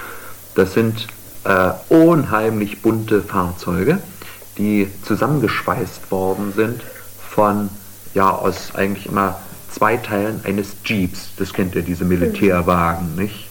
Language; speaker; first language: German; native; German